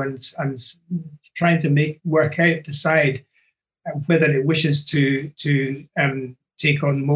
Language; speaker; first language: English; native; English